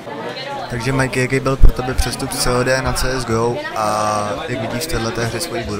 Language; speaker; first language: Czech; native; Czech